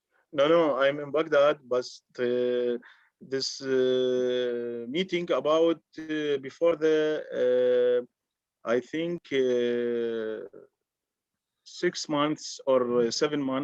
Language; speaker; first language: English; non-native, learner; Arabic